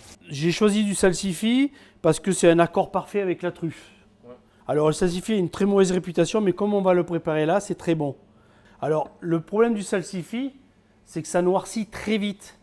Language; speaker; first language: French; native; French